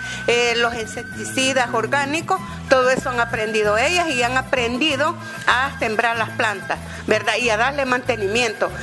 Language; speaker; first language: Spanish; native; Spanish